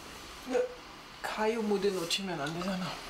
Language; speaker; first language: Korean; non-native, fluent; German